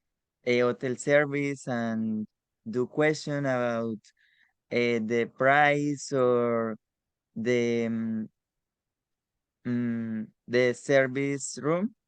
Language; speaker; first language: English; non-native, learner; Spanish